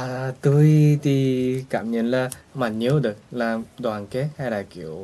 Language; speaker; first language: Vietnamese; early bilingual, heritage; Vietnamese